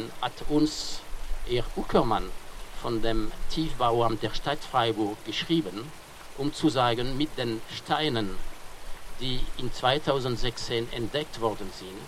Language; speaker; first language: German; non-native, fluent; French